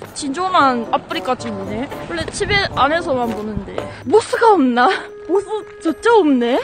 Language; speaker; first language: Korean; non-native, fluent; Japanese